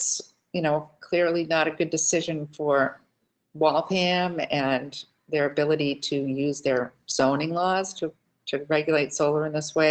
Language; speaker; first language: English; native; English